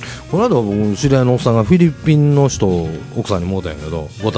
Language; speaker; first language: Japanese; native; Japanese